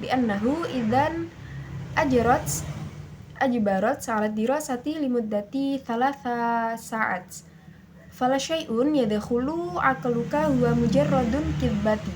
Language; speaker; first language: Arabic; non-native, learner; Indonesian